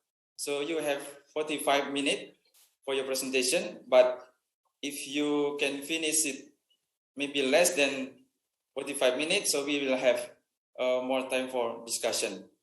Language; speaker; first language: English; non-native, fluent; Indonesian